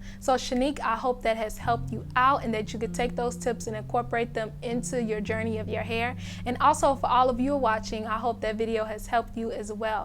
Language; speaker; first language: English; native; English